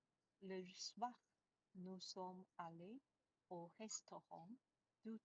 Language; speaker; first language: French; non-native, learner; Chinese